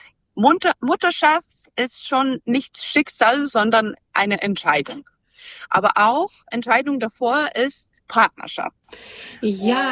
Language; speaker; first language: German; non-native, learner; Serbian